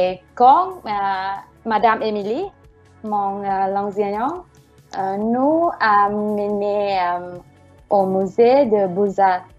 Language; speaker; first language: French; non-native, learner; Thai